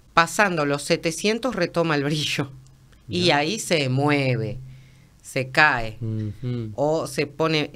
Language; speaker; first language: Spanish; native; Spanish